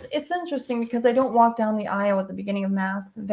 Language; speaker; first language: English; native; English